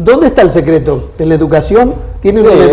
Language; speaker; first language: Spanish; native; Spanish